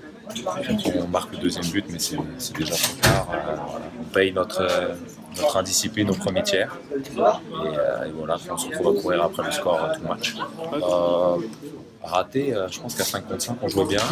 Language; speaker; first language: French; native; French